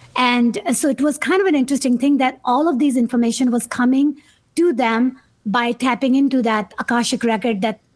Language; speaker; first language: English; non-native, local second language; Urdu